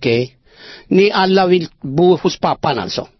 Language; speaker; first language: Swedish; non-native, fluent; Amharic